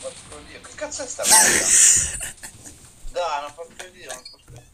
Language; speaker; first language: Italian; native; Italian